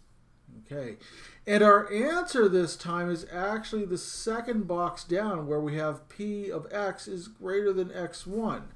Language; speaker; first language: English; native; English